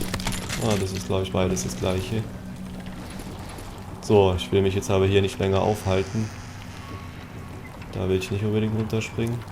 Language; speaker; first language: German; native; German